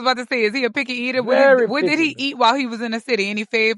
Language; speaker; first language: English; native; English